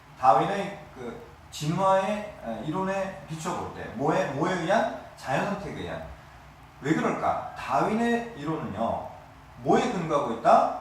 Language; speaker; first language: Korean; native; Korean